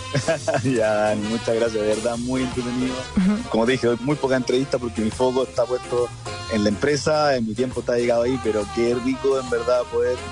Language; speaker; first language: Spanish; native; Spanish